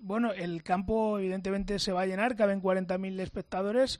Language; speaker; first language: Spanish; native; Spanish